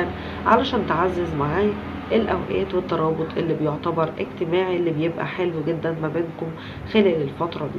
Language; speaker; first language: Arabic; native; Arabic